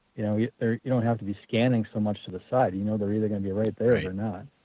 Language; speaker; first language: English; native; English